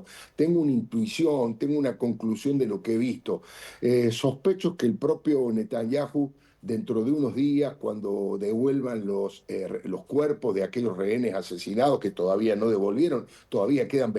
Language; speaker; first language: Spanish; native; Spanish